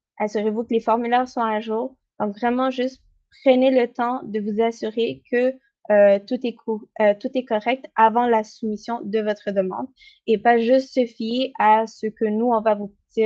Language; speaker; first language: French; native; French